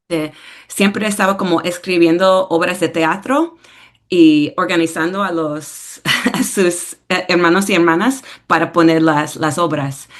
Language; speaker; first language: Spanish; early bilingual, heritage; English